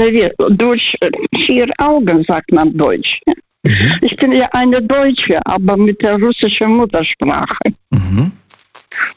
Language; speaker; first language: German; non-native, fluent; Russian